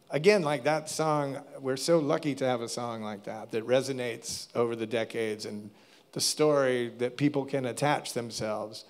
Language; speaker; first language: English; native; English